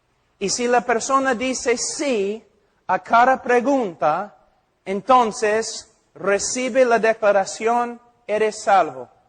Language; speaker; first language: Spanish; non-native, fluent; English